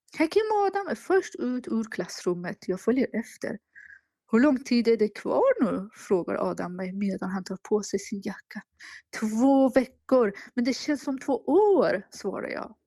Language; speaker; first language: Swedish; non-native, fluent; Persian